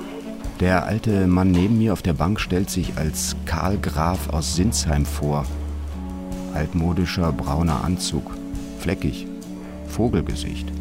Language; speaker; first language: German; native; German